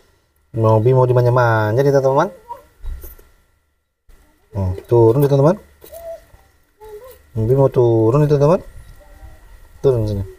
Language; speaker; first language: Indonesian; native; Indonesian